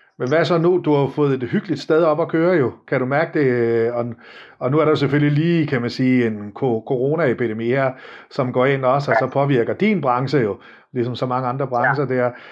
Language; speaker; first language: Danish; native; Danish